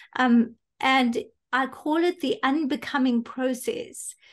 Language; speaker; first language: English; native; English